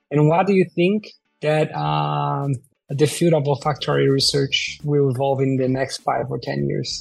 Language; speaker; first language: English; non-native, fluent; Portuguese